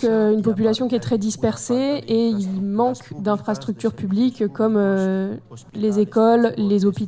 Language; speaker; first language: French; native; French